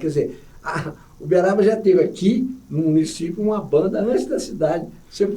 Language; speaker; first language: Portuguese; native; Portuguese